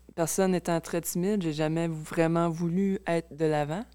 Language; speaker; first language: French; native; French